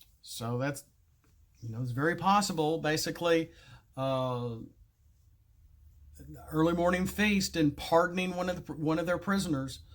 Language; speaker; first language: English; native; English